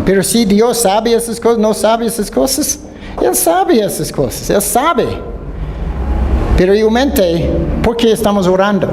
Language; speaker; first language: Spanish; non-native, fluent; Dutch